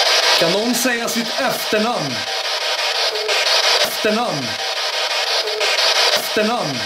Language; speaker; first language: Swedish; native; Swedish